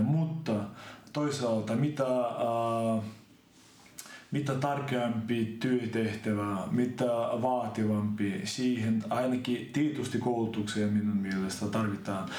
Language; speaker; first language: Finnish; non-native, fluent; Ukrainian